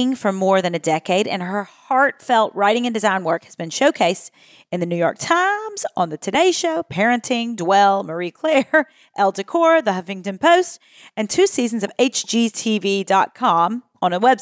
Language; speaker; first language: English; native; English